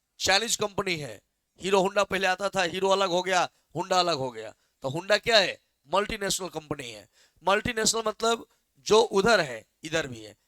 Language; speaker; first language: Hindi; native; Hindi